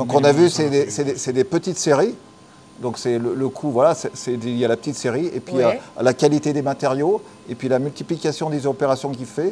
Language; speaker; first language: French; native; French